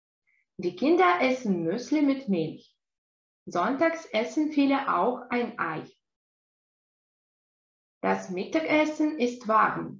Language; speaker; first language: German; non-native, fluent; Russian